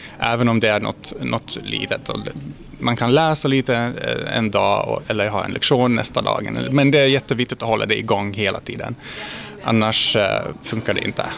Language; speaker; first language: Swedish; non-native, fluent; Hungarian